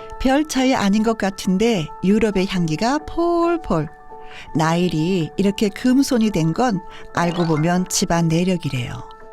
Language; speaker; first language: Korean; native; Korean